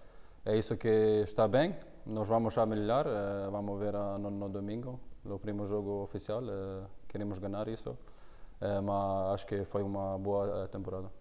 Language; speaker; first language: Portuguese; non-native, learner; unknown